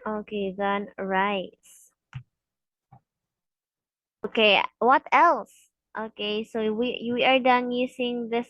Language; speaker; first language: English; non-native, learner; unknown